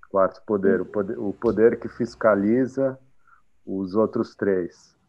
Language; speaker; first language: Portuguese; non-native, fluent; Arabic